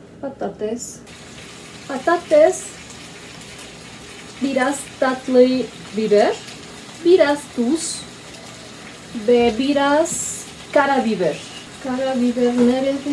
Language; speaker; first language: Turkish; non-native, learner; Spanish